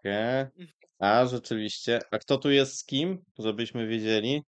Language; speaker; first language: Polish; native; Polish